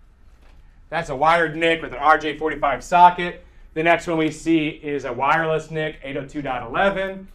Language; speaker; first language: English; native; English